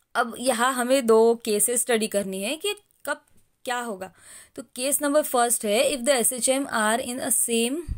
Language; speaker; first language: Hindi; non-native, local second language; Marathi